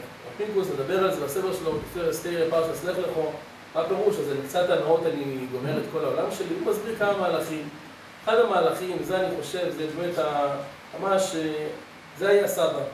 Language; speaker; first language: Hebrew; native; Hebrew